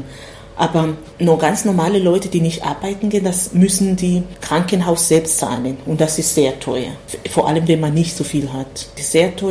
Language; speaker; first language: German; non-native, fluent; Swahili